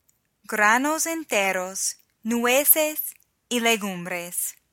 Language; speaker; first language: Spanish; non-native, fluent; English